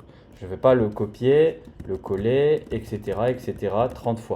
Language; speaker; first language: French; native; French